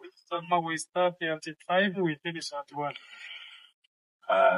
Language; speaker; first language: English; non-native, learner; Urdu